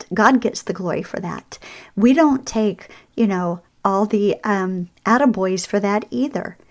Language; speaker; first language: English; native; English